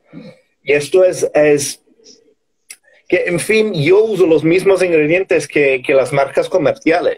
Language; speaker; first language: Spanish; non-native, fluent; English